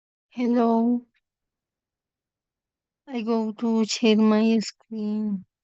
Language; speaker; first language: English; non-native, learner; Spanish